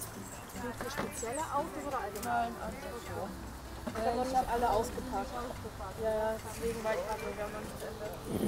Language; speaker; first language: German; native; German